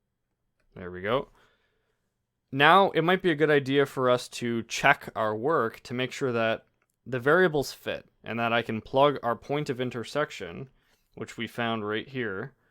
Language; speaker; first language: English; native; English